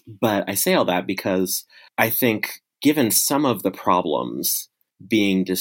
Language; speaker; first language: English; native; English